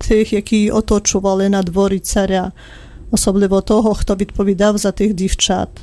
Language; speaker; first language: Ukrainian; non-native, fluent; Polish